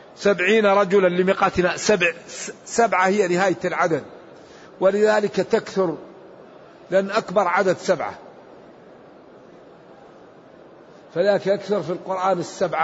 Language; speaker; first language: Arabic; native; Arabic